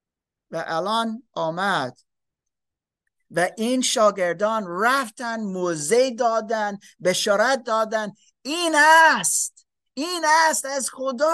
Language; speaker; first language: Persian; non-native, learner; English